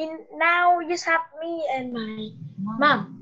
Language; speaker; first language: English; non-native, learner; Vietnamese